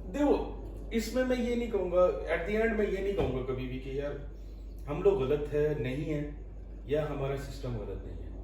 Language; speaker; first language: Urdu; non-native, local second language; Punjabi